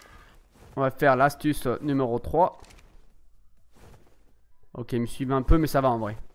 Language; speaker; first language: French; native; French